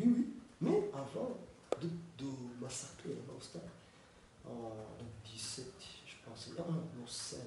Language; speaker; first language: French; non-native, learner; Kinyarwanda